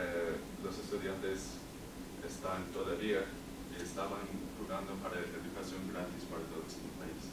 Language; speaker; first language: Spanish; non-native, learner; English